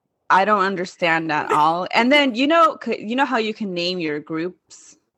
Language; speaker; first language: English; native; English